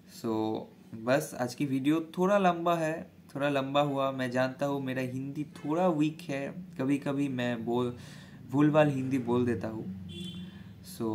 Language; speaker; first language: Hindi; non-native, local second language; Bangla